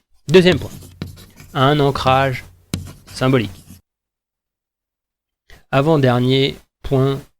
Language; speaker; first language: French; native; French